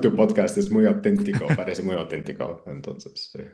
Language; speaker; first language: Spanish; non-native, fluent; English